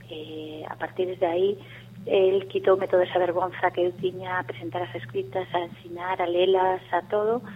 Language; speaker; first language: Galician; early bilingual, other home language; Spanish